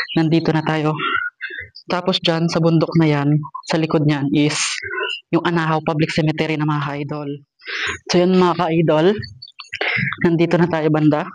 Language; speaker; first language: Filipino; non-native, local second language; Romany